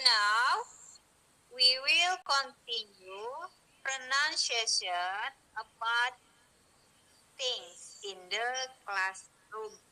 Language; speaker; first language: English; non-native, learner; Indonesian